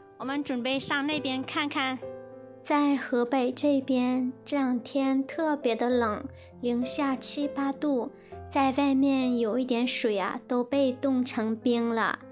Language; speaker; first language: Chinese; non-native, fluent; Vietnamese